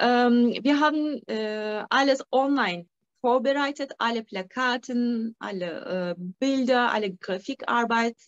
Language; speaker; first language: German; non-native, fluent; Turkish